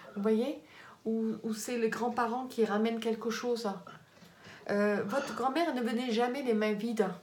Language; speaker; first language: French; native; French